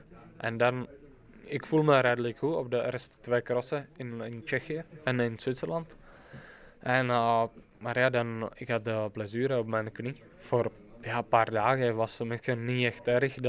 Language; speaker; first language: Dutch; non-native, fluent; Czech